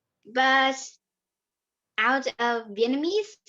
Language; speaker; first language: English; non-native, learner; Vietnamese